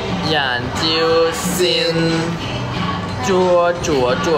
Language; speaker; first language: Chinese; non-native, learner; Thai